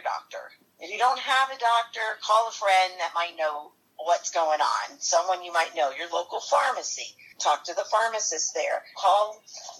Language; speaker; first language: English; native; English